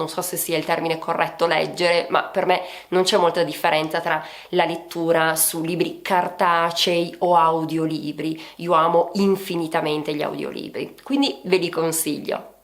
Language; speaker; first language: Italian; native; Italian